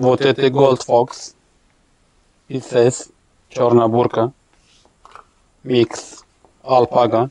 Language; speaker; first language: Russian; non-native, learner; Turkish